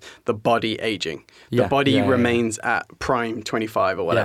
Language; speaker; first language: English; native; English